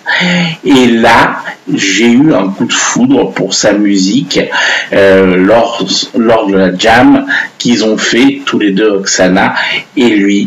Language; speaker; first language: French; native; French